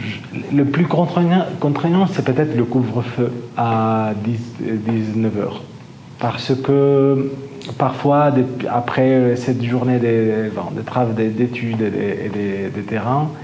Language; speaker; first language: French; non-native, fluent; Spanish